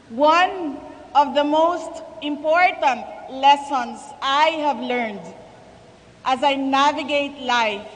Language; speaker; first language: English; non-native, local second language; Cebuano